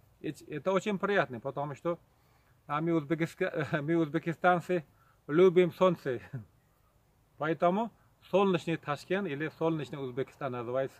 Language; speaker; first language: Russian; non-native, local second language; Uzbek